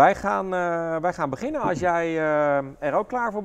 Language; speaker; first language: Dutch; native; Dutch